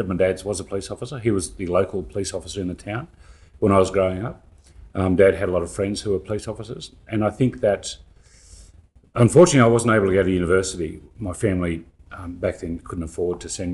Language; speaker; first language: English; native; English